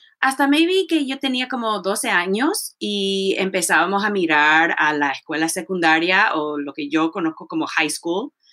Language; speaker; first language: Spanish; early bilingual, heritage; Spanish